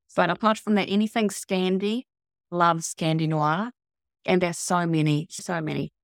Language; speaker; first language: English; non-native, fluent; Swedish